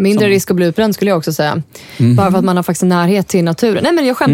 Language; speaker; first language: Swedish; native; Swedish